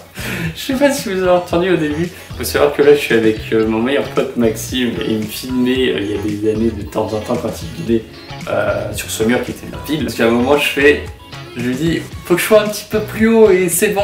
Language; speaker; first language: French; native; French